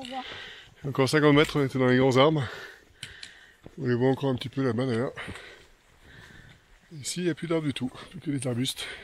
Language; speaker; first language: French; native; French